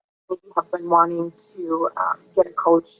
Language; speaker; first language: English; native; English